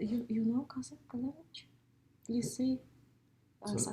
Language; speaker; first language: English; non-native, learner; Russian